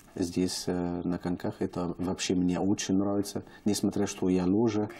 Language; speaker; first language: Russian; non-native, learner; Arabic